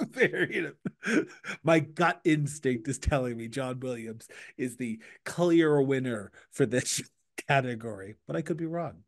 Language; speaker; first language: English; native; English